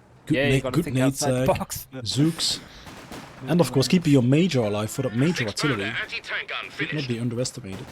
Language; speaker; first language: English; non-native, fluent; Dutch